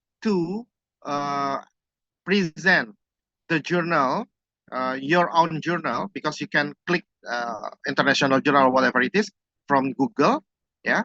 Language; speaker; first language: English; non-native, fluent; Indonesian